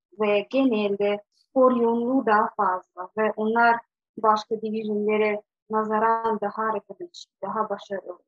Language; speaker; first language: Turkish; non-native, fluent; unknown